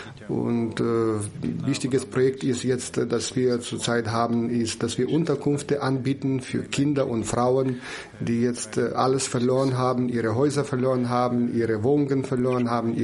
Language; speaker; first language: German; non-native, fluent; Ukrainian